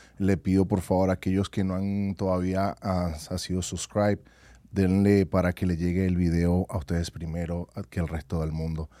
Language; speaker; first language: Spanish; native; Spanish